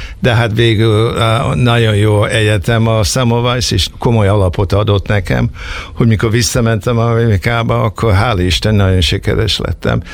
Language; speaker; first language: Hungarian; early bilingual, heritage; Hungarian